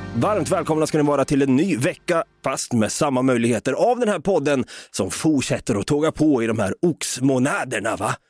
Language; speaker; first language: Swedish; native; Swedish